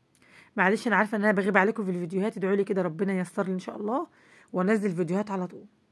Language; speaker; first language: Arabic; native; Arabic